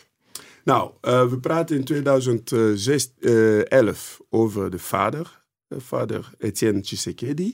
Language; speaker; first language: Dutch; non-native, fluent; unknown